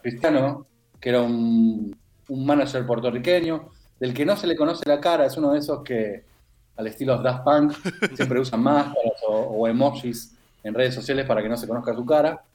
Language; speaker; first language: Spanish; native; Spanish